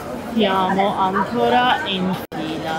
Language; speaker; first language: Italian; non-native, learner; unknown